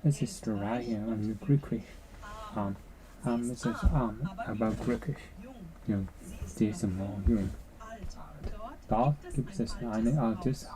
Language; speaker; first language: German; non-native, learner; Japanese